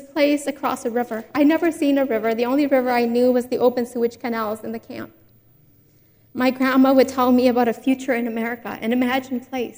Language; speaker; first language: English; native; English